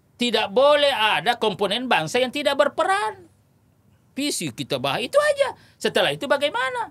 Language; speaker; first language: Indonesian; non-native, local second language; Buginese